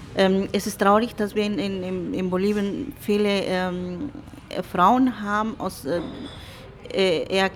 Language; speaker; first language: German; non-native, fluent; Spanish